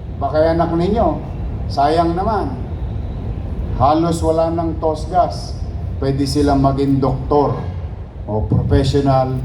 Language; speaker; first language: Filipino; native; Filipino